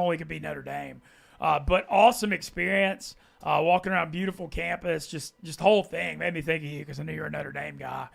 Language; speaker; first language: English; native; English